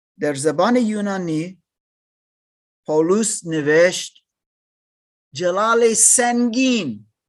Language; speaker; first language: Persian; non-native, learner; English